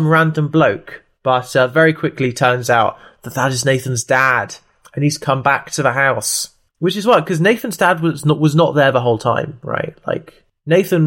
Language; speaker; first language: English; native; English